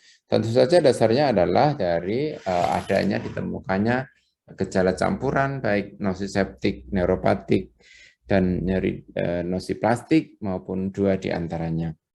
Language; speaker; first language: Indonesian; native; Indonesian